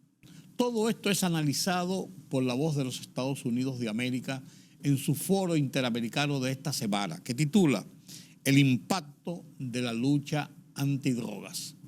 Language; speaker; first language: Spanish; native; Spanish